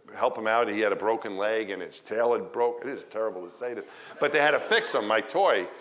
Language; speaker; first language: English; native; English